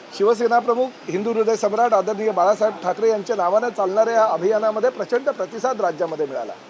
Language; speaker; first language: Marathi; native; Marathi